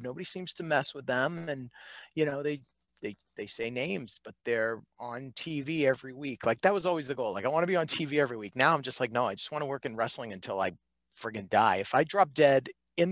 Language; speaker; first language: English; native; English